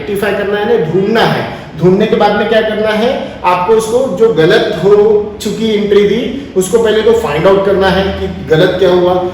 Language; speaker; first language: Hindi; native; Hindi